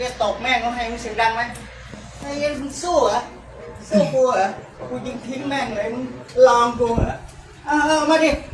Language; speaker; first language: Thai; native; Thai